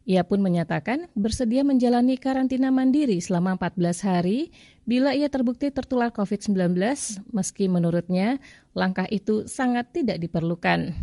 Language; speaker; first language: Indonesian; native; Indonesian